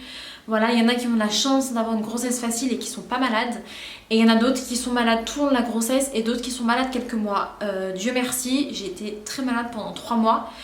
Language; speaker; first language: French; native; French